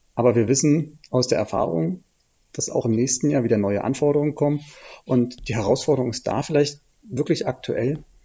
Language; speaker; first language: German; native; German